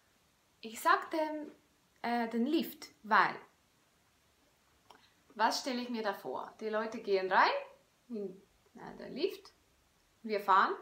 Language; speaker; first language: German; non-native, fluent; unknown